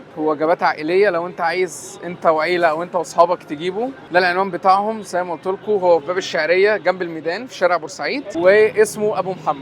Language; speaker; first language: Arabic; native; Arabic